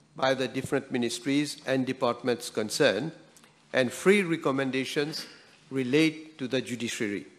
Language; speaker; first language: English; non-native, local second language; Morisyen